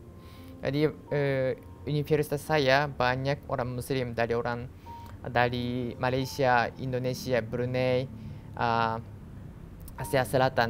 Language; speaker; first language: Indonesian; non-native, learner; Japanese